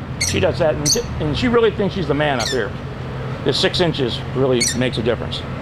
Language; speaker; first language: English; native; English